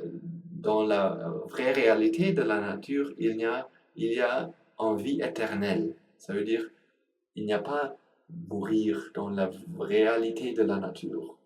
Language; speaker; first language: French; non-native, learner; Sinhala